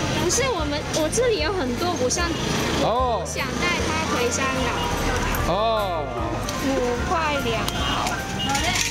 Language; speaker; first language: Chinese; non-native, local second language; Cantonese